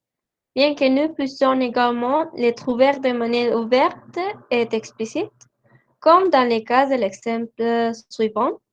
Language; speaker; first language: French; non-native, learner; Spanish